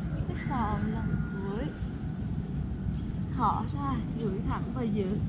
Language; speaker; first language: Vietnamese; native; Vietnamese